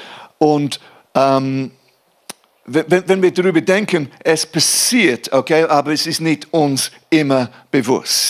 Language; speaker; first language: German; non-native, fluent; English